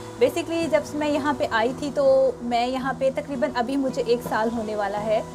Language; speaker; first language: Urdu; non-native, local second language; Punjabi